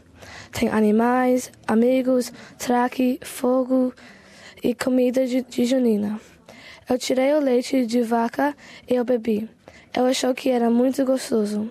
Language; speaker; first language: Portuguese; early bilingual, heritage; Portuguese